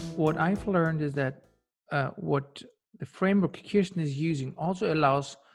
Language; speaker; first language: English; non-native, fluent; German